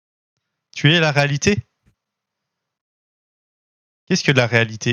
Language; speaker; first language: French; native; French